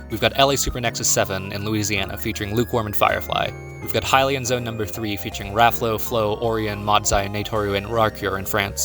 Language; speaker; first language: English; native; English